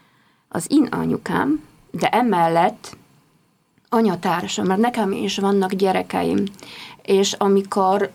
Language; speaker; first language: Hungarian; non-native, fluent; Polish